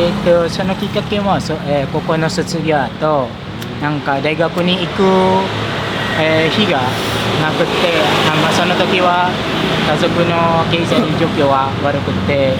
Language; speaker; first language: Japanese; non-native, fluent; Indonesian